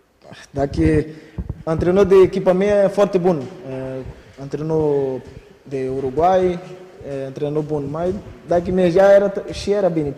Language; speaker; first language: Romanian; non-native, learner; Portuguese